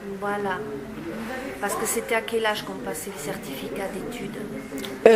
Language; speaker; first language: French; native; French